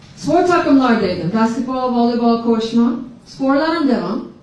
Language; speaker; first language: Turkish; non-native, fluent; English